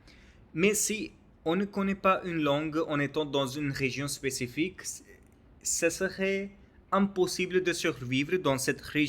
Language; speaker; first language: French; non-native, learner; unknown